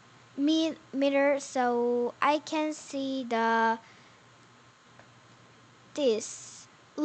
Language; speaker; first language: English; non-native, learner; Korean